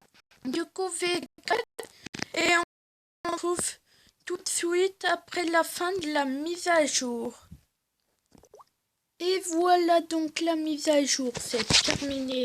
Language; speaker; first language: French; native; French